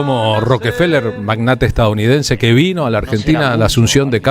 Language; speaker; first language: Spanish; native; Spanish